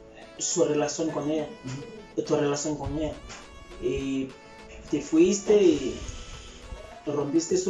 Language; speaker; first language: Spanish; non-native, fluent; Haitian Creole